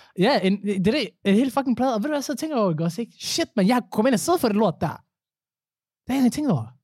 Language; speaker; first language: Danish; early bilingual, other home language; Somali